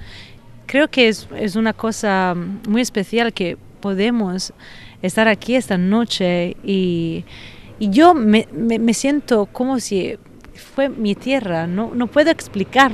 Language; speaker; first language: Spanish; non-native, fluent; Italian